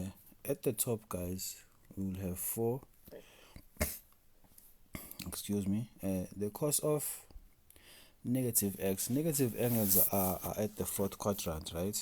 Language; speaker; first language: English; non-native, local second language; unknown